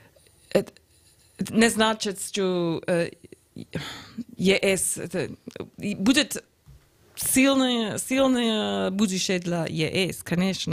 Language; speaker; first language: Russian; non-native, learner; English